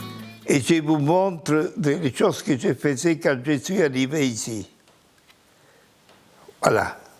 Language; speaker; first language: French; non-native, fluent; Spanish